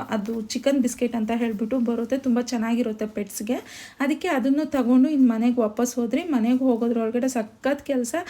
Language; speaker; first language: Kannada; native; Kannada